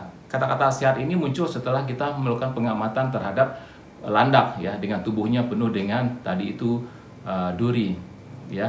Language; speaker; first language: Indonesian; native; Indonesian